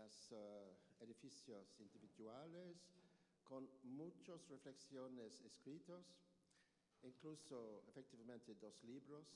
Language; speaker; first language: Spanish; non-native, learner; English